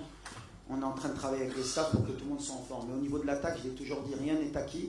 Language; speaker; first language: French; native; French